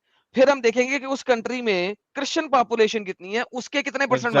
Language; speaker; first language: Hindi; native; Hindi